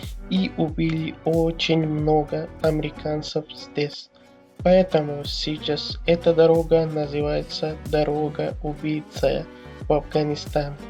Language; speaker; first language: Russian; non-native, learner; Pashto